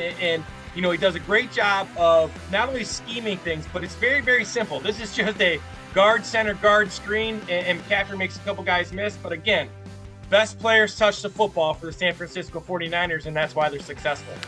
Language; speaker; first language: English; native; English